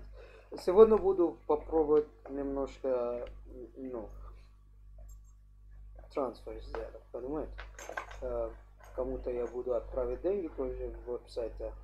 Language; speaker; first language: Russian; non-native, learner; English